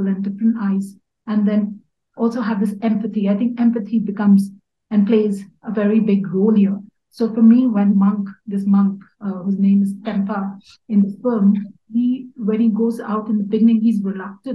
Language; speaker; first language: English; non-native, local second language; Kachhi